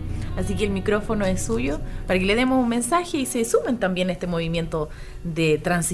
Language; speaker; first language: Spanish; native; Spanish